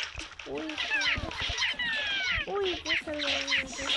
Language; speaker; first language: Spanish; early bilingual, heritage; Spanish